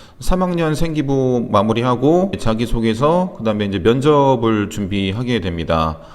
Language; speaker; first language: Korean; native; Korean